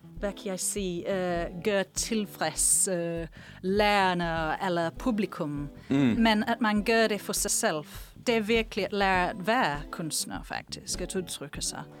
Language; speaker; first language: Danish; non-native, fluent; English